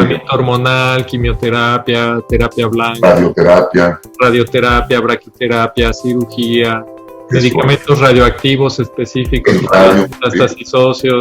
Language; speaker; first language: Spanish; native; Spanish